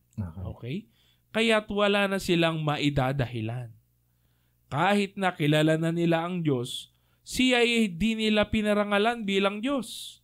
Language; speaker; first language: Filipino; native; Filipino